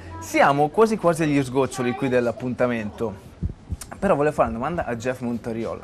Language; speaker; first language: Italian; native; Italian